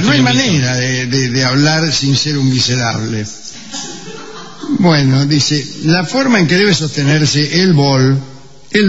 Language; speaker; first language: Spanish; native; Spanish